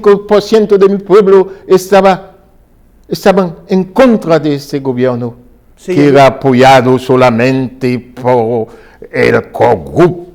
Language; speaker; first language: Spanish; non-native, fluent; Haitian Creole